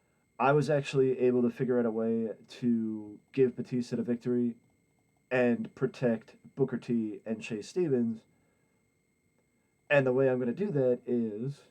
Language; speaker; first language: English; native; English